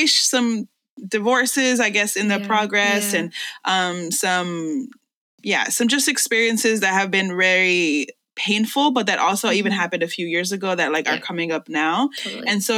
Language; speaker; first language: English; early bilingual, other home language; Spanish